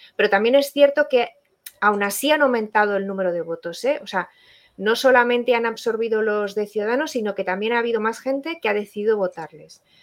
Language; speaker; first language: Spanish; native; Spanish